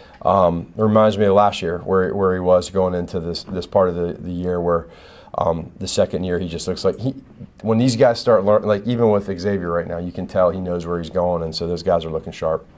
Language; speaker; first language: English; native; English